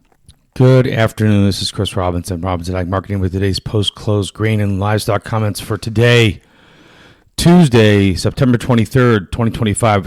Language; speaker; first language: English; native; English